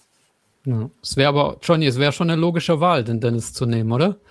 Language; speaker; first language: German; native; German